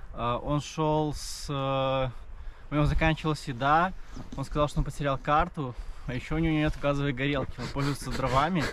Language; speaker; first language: Russian; native; Russian